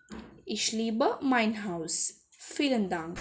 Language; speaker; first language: German; non-native, learner; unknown